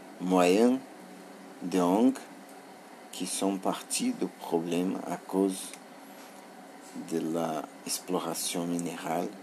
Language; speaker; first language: French; non-native, learner; Portuguese